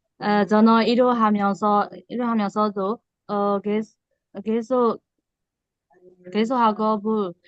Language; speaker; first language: Korean; non-native, learner; Burmese